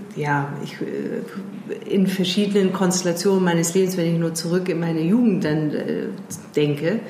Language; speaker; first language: German; early bilingual, heritage; German